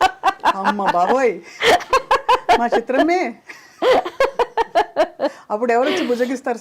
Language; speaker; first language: Telugu; native; Telugu